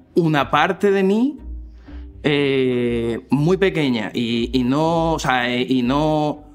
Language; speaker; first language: Spanish; native; Spanish